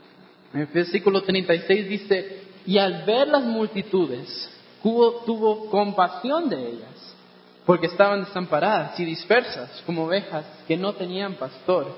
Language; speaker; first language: Spanish; non-native, fluent; English